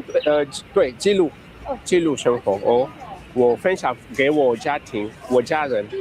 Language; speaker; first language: Chinese; non-native, learner; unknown